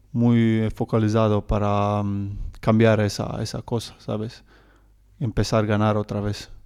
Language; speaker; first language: Spanish; non-native, learner; Croatian